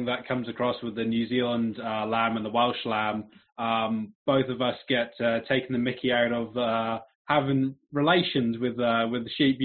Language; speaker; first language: English; native; English